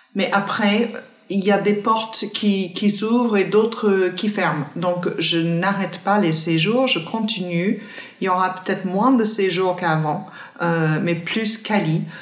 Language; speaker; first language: French; non-native, fluent; English